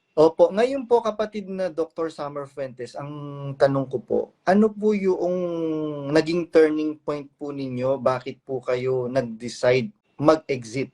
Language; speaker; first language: Filipino; native; Filipino